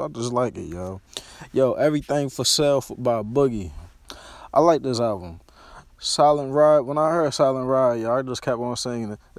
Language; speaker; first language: English; native; English